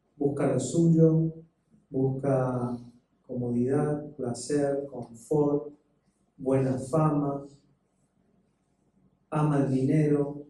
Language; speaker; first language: Spanish; native; Spanish